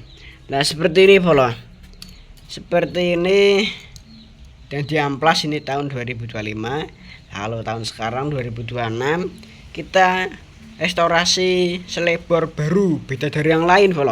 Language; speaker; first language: Indonesian; non-native, local second language; Javanese